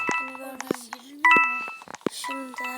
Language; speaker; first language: Turkish; native; Turkish